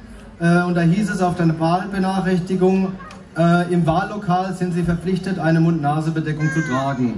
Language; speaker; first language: German; native; German